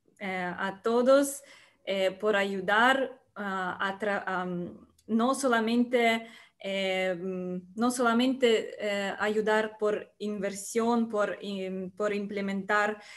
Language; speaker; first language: Spanish; non-native, learner; Russian